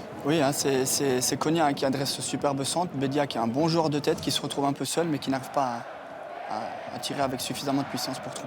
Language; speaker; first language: French; native; French